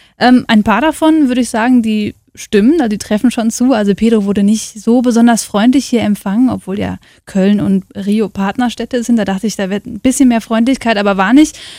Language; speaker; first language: German; native; German